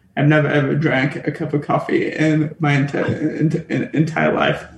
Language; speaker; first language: English; native; English